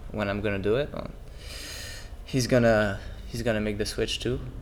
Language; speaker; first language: English; non-native, fluent; French